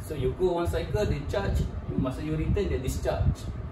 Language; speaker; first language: English; non-native, local second language; Malay